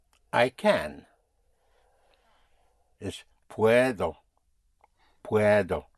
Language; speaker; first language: Spanish; non-native, fluent; English